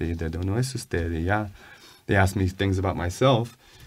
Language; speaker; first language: Spanish; non-native, fluent; English